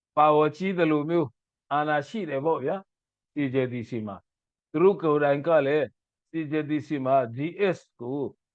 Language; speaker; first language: Burmese; non-native, local second language; Mizo